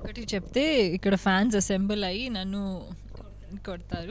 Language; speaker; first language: Telugu; non-native, local second language; Hindi